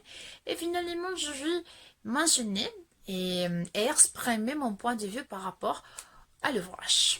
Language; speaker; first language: French; non-native, fluent; Spanish